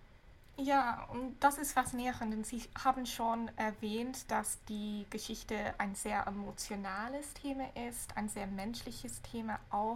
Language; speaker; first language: German; non-native, fluent; English